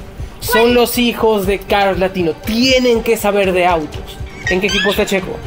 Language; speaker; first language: Spanish; native; Spanish